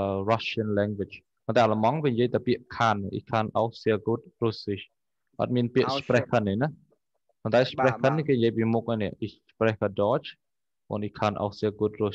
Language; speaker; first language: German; non-native, fluent; Khmer